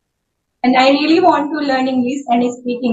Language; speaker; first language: English; non-native, learner; Hindi